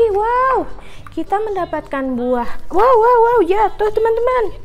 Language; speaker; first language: Indonesian; native; Indonesian